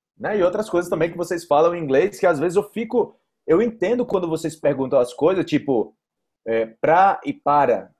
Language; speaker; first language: Portuguese; native; Portuguese